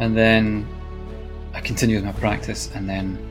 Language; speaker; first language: English; native; English